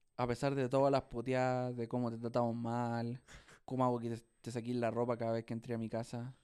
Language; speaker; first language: Spanish; native; Spanish